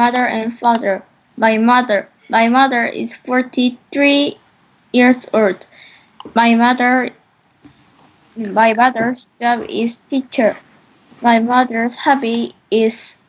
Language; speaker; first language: English; non-native, learner; Korean